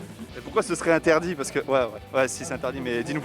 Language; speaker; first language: French; native; French